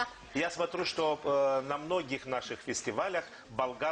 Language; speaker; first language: Russian; non-native, local second language; Romanian